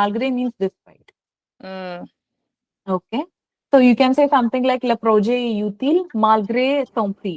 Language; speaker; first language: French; non-native, fluent; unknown